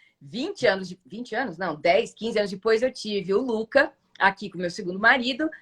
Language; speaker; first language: Portuguese; native; Portuguese